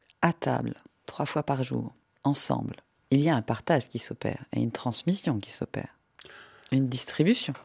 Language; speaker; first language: French; native; French